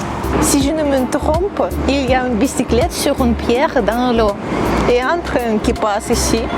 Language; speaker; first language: French; non-native, fluent; Russian